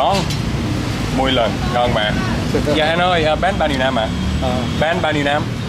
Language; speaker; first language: Vietnamese; non-native, learner; English